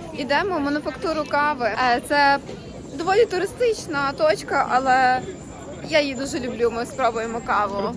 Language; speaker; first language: Ukrainian; native; Ukrainian